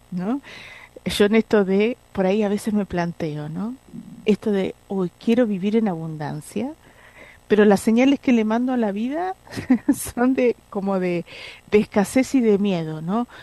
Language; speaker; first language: Spanish; native; Spanish